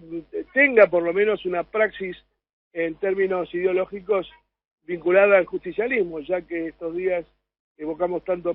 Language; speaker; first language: Spanish; native; Spanish